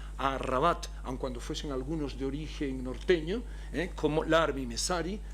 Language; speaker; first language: Spanish; native; Spanish